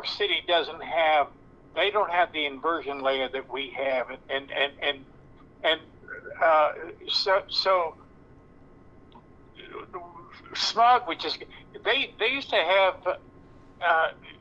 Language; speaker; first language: English; native; English